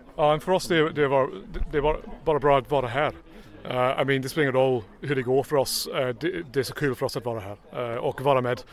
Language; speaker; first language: Swedish; non-native, fluent; English